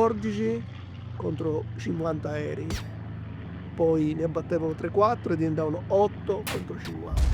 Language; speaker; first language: Italian; native; Italian